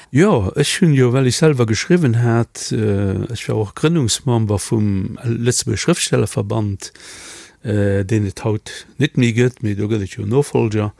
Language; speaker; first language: Luxembourgish; native; Luxembourgish